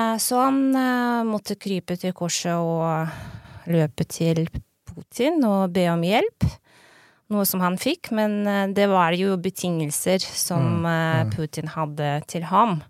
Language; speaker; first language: Norwegian; non-native, fluent; Belarusian